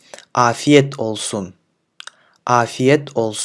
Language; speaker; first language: Turkish; non-native, fluent; Kyrgyz